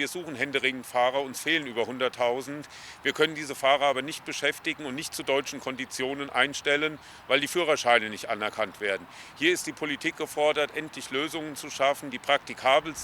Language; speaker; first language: German; native; German